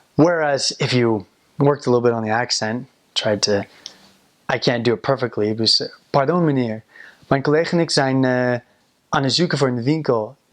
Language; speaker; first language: Dutch; non-native, learner; English